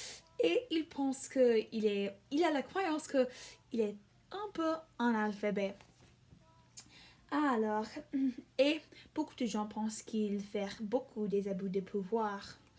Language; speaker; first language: French; non-native, learner; English